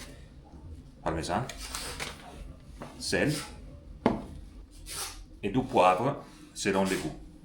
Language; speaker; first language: French; non-native, fluent; Italian